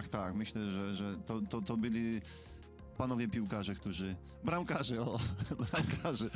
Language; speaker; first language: Polish; native; Polish